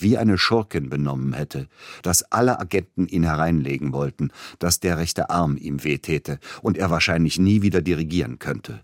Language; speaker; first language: German; native; German